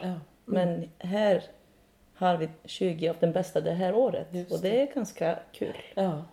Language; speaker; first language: Swedish; non-native, fluent; Icelandic